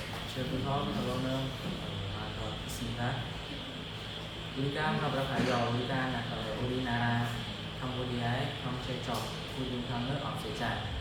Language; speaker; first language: Korean; non-native, learner; Khmer